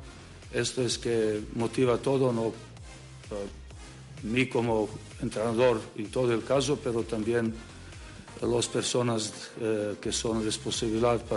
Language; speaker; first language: Spanish; non-native, learner; Serbian